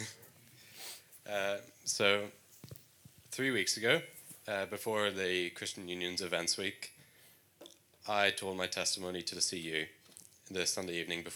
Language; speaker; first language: English; native; English